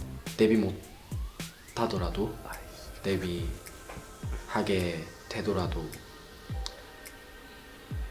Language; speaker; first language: Korean; non-native, learner; Japanese